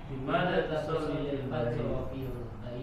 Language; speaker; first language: Arabic; non-native, fluent; Indonesian